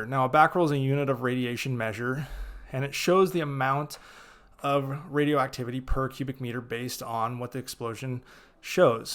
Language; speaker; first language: English; native; English